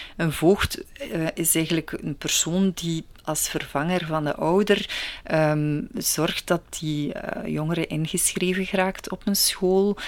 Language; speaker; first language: Dutch; native; Dutch